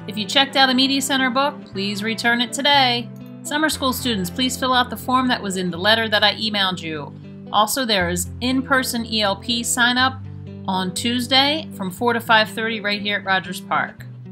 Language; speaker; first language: English; native; English